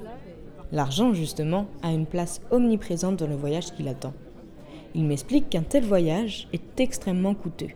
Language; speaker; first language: French; native; French